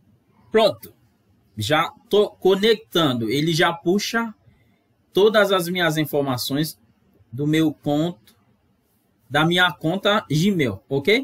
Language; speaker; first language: Portuguese; non-native, fluent; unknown